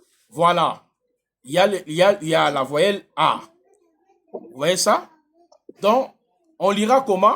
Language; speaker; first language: French; non-native, local second language; Lingala